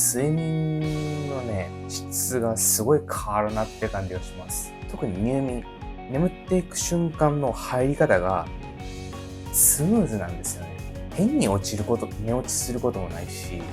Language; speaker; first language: Japanese; native; Japanese